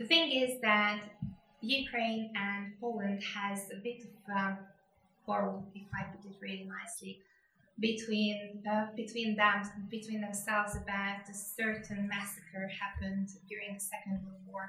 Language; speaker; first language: English; non-native, fluent; Hungarian